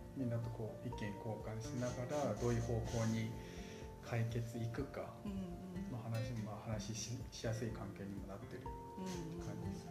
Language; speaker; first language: Japanese; non-native, fluent; Korean